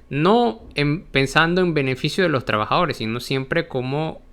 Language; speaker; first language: Spanish; native; Spanish